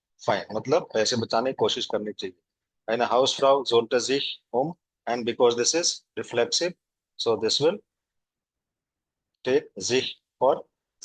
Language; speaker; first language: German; non-native, fluent; Hindi